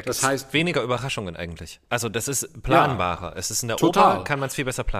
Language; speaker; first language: German; native; German